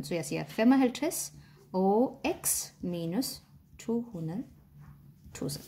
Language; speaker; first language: Danish; non-native, fluent; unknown